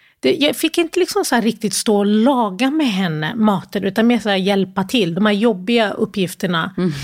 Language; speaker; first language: Swedish; early bilingual, other home language; Arabic